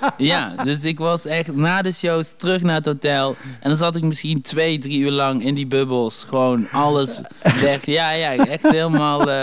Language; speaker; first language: Dutch; early bilingual, other home language; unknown